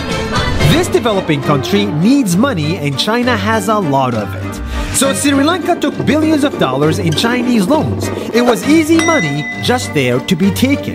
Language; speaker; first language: English; non-native, fluent; Arabic